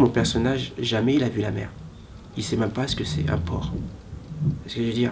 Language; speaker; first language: French; native; French